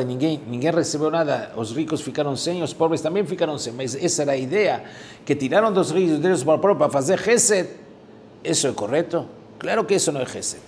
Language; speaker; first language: Portuguese; non-native, fluent; Spanish